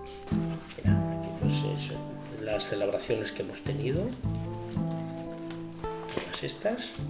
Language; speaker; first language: Spanish; native; Spanish